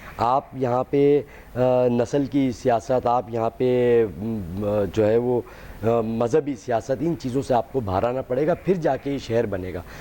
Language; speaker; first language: Urdu; native; Urdu